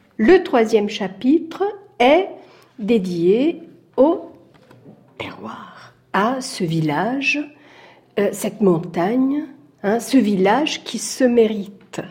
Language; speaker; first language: French; non-native, fluent; Italian